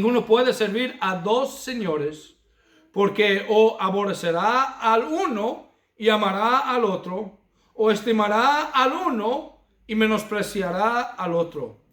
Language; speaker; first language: Spanish; non-native, fluent; English